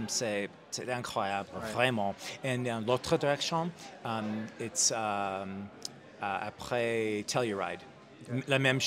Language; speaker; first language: French; non-native, learner; English